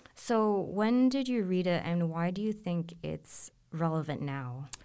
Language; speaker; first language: English; non-native, local second language; Cantonese